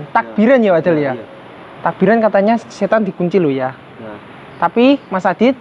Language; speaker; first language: Indonesian; native; Indonesian